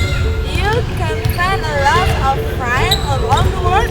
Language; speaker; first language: English; non-native, learner; Indonesian